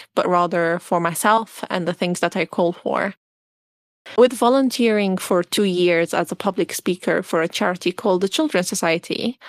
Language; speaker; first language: English; non-native, fluent; Arabic